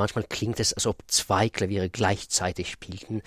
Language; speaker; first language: German; non-native, fluent; Russian